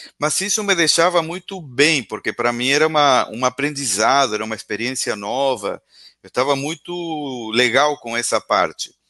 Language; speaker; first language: Portuguese; non-native, fluent; Spanish